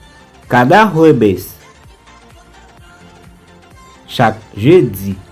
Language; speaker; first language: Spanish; non-native, learner; Haitian Creole